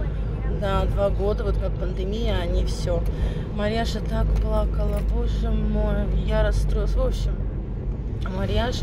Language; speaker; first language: Russian; native; Russian